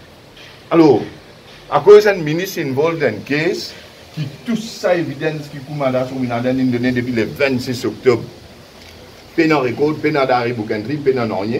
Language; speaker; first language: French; non-native, local second language; Morisyen